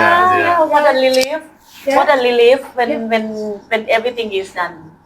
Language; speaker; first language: English; non-native, fluent; Thai